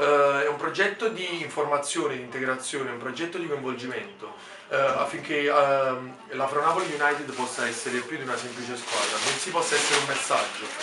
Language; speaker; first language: Italian; native; Italian